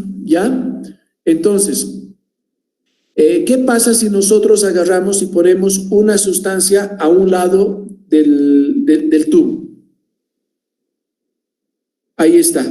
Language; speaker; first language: Spanish; native; Spanish